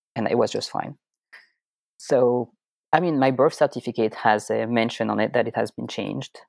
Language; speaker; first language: English; non-native, fluent; French